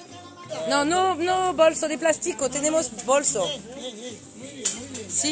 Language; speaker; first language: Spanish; non-native, learner; French